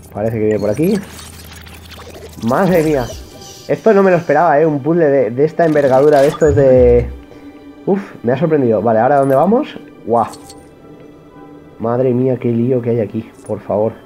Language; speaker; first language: Spanish; native; Spanish